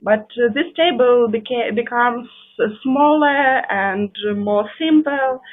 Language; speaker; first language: English; non-native, fluent; Russian